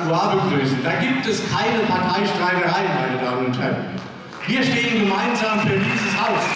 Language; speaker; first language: German; native; German